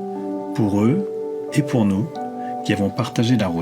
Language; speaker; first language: French; native; French